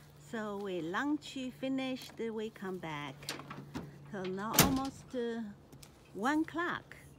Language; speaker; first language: English; non-native, learner; Chinese